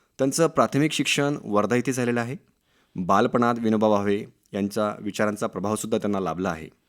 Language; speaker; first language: Marathi; native; Marathi